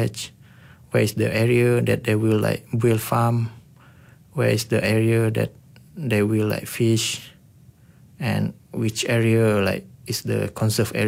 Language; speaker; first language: English; non-native, local second language; Iban